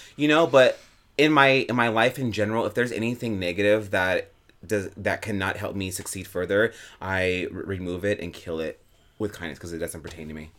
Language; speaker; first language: English; native; English